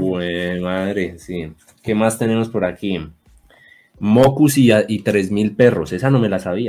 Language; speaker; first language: Spanish; native; Spanish